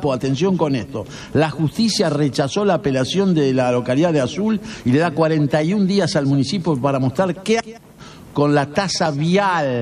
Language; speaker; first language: Spanish; native; Spanish